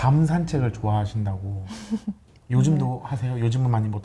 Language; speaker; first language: Korean; native; Korean